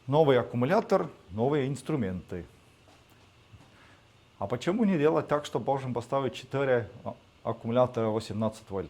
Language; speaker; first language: Russian; non-native, fluent; Estonian